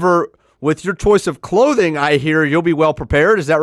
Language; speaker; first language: English; native; English